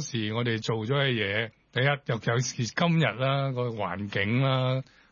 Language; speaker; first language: Cantonese; native; Cantonese